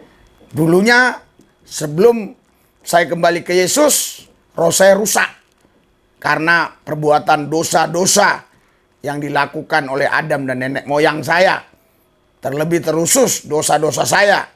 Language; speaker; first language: Indonesian; native; Indonesian